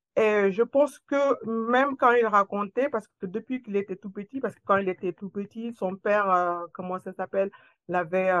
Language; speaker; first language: French; non-native, local second language; Wolof